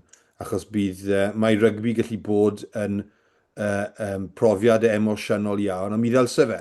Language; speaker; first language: Welsh; native; Welsh